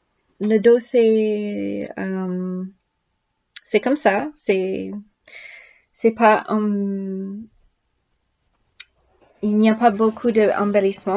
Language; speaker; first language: French; non-native, learner; English